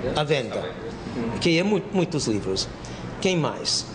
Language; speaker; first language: Portuguese; non-native, fluent; English